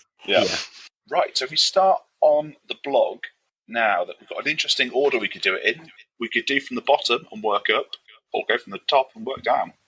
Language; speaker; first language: English; native; English